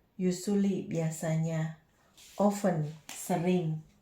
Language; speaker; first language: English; non-native, fluent; Indonesian